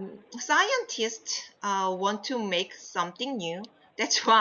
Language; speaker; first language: English; non-native, fluent; Korean